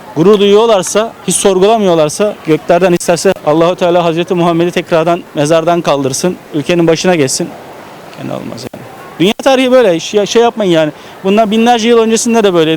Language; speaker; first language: Turkish; native; Turkish